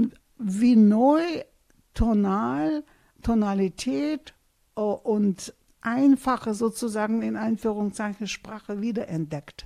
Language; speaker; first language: German; non-native, fluent; Russian